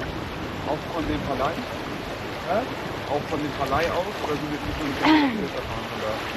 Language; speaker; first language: German; native; German